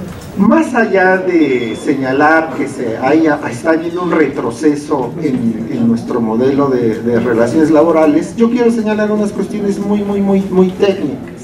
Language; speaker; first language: Spanish; native; Spanish